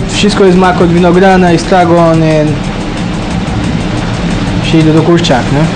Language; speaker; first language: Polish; non-native, learner; Portuguese